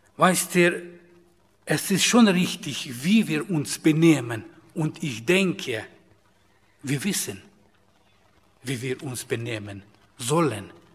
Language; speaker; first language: German; non-native, fluent; Russian